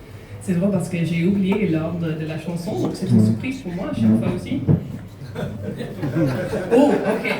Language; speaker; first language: French; non-native, fluent; English